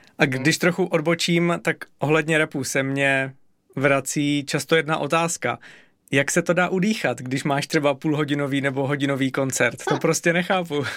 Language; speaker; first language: Czech; native; Czech